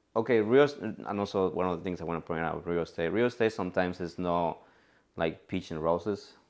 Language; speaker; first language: English; non-native, fluent; Spanish